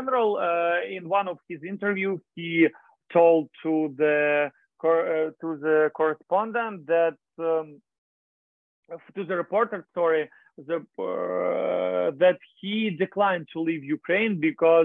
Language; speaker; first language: English; non-native, learner; Ukrainian